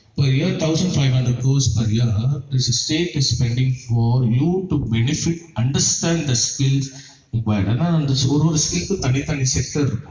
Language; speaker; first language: English; non-native, local second language; Tamil